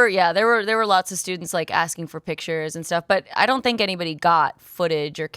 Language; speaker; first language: English; native; English